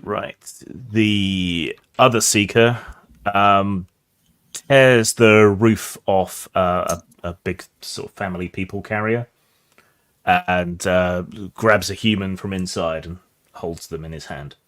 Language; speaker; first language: English; native; English